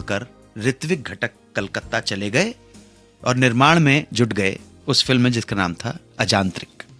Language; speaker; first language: Hindi; native; Hindi